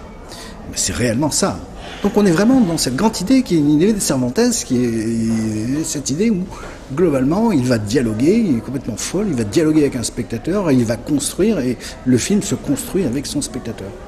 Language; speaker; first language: French; native; French